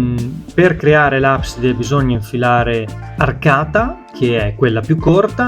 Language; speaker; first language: Italian; native; Italian